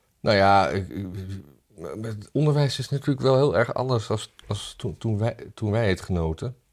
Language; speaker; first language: Dutch; native; Dutch